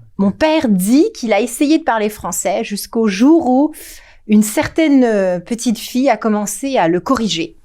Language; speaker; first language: French; early bilingual, heritage; French